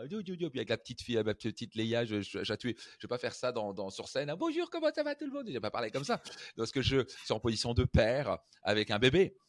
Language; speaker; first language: French; native; French